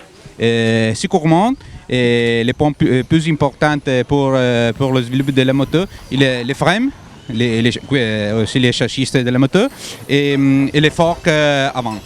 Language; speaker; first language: French; non-native, learner; Italian